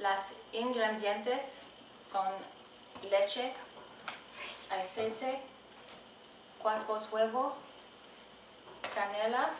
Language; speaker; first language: Spanish; non-native, learner; French